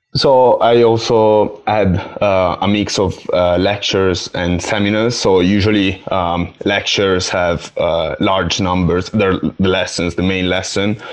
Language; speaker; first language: English; non-native, fluent; Italian